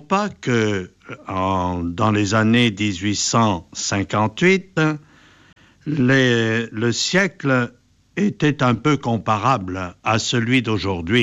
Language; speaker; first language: French; native; French